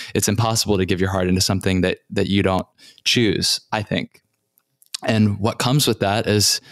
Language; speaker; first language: English; native; English